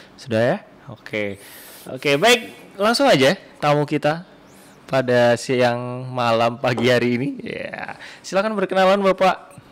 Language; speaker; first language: Indonesian; non-native, local second language; Javanese